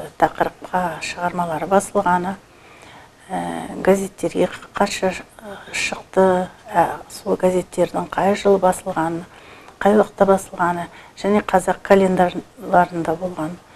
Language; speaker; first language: Kazakh; native; Kazakh